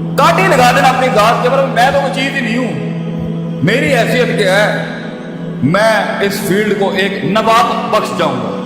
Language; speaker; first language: Urdu; non-native, local second language; Punjabi